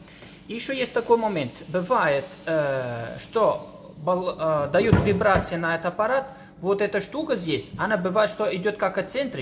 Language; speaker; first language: Russian; non-native, learner; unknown